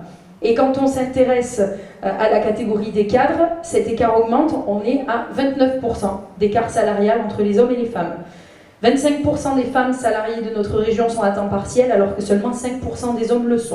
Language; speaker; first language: French; native; French